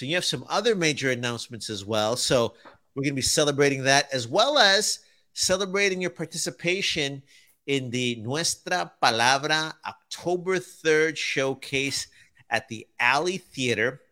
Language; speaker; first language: English; native; English